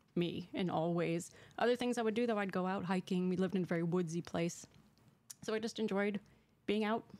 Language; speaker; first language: English; native; English